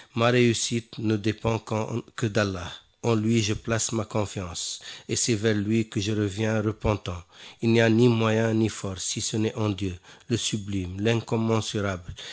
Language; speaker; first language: French; non-native, local second language; Wolof